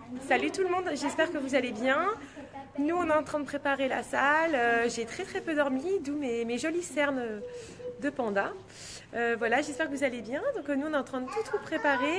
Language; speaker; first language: French; native; French